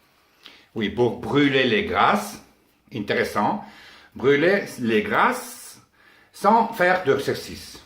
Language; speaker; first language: French; non-native, learner; Spanish